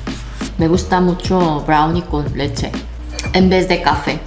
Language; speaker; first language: Spanish; non-native, fluent; Korean